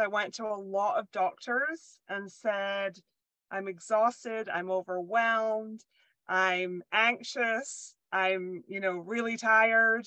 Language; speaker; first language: English; native; English